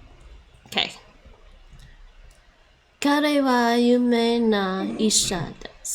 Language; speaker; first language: Japanese; non-native, learner; Dutch